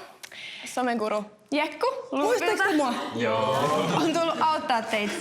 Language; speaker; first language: Finnish; native; Finnish